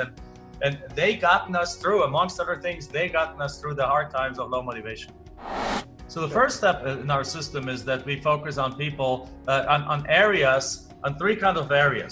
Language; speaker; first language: English; non-native, fluent; German